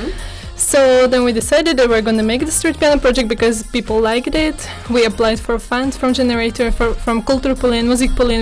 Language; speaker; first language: English; non-native, fluent; Slovak